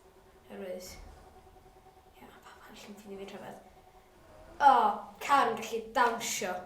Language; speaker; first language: Welsh; non-native, local second language; English